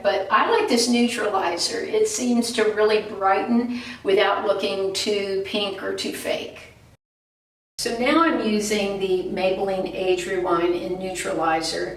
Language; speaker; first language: English; native; English